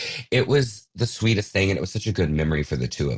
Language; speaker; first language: English; native; English